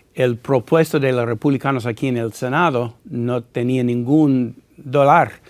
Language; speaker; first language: Spanish; non-native, fluent; English